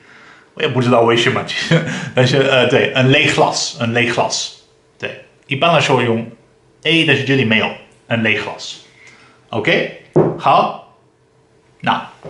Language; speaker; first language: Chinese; non-native, fluent; Dutch